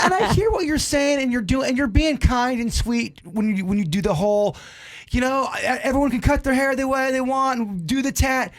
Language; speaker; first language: English; native; English